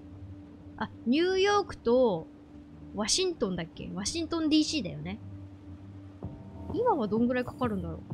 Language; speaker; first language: Japanese; native; Japanese